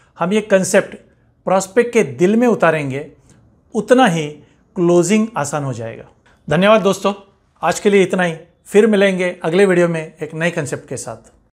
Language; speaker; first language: Hindi; non-native, local second language; Marathi